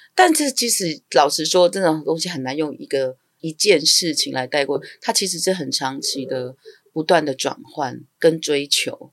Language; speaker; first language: Chinese; non-native, local second language; Amis